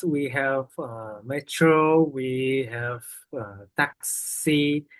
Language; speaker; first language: English; non-native, learner; Vietnamese